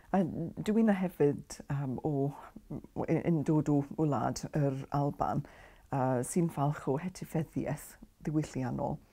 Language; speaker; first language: Welsh; non-native, learner; English